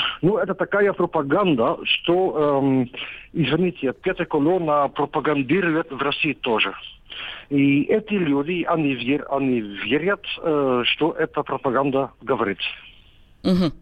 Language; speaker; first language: Russian; non-native, learner; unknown